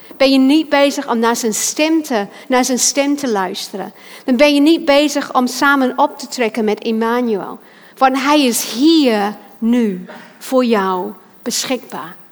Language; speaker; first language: Dutch; non-native, fluent; English